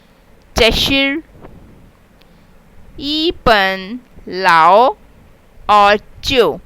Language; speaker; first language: Chinese; non-native, fluent; Urdu